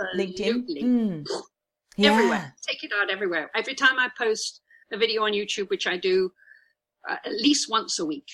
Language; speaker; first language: English; native; English